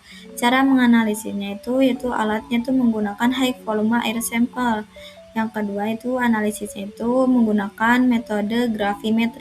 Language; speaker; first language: Indonesian; native; Indonesian